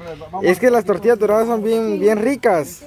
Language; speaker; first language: Spanish; native; Spanish